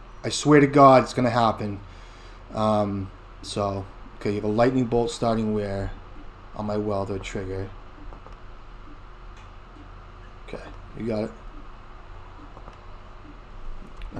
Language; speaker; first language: English; native; English